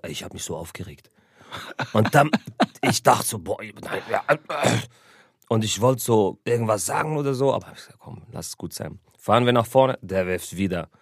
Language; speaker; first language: German; early bilingual, other home language; Arabic